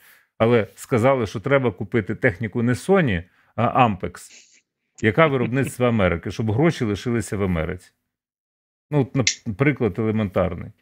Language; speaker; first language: Ukrainian; native; Ukrainian